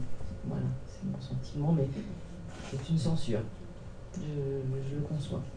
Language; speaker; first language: French; native; French